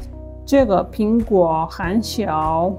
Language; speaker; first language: Chinese; non-native, fluent; Persian